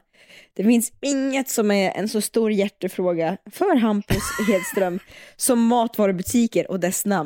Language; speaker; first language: Swedish; native; Swedish